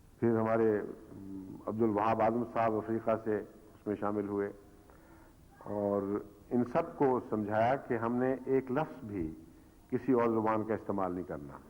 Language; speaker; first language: Urdu; native; Urdu